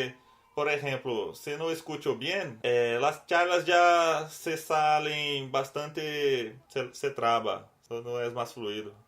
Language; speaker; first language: Spanish; non-native, learner; Portuguese